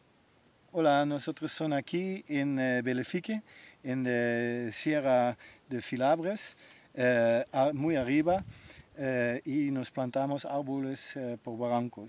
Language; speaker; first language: Spanish; non-native, learner; Dutch